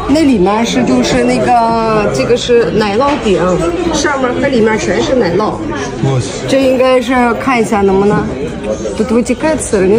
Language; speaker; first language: Chinese; non-native, fluent; Russian